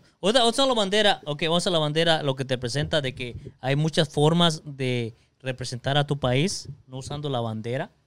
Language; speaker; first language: Spanish; early bilingual, other home language; English